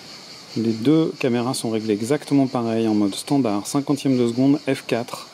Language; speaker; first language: French; native; French